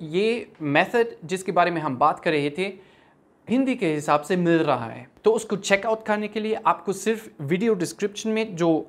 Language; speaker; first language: Hindi; non-native, fluent; German